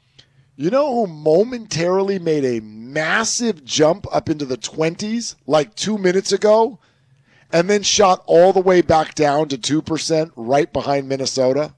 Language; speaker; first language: English; native; English